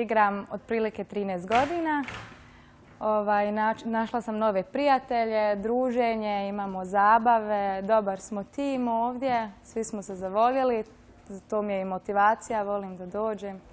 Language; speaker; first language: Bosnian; early bilingual, heritage; Serbian